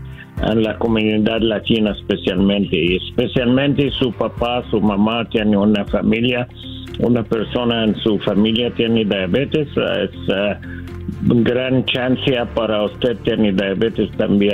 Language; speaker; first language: Spanish; non-native, learner; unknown